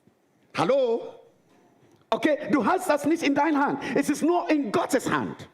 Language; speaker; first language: German; non-native, fluent; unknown